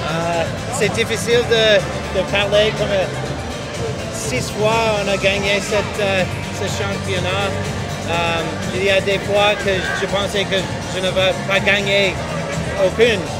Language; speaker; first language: French; non-native, learner; English